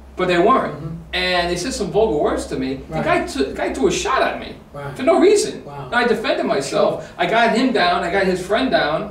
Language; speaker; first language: English; native; English